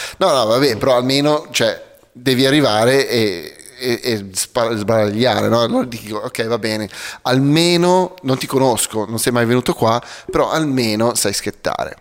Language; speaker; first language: Italian; native; Italian